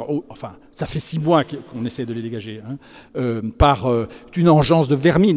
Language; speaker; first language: French; native; French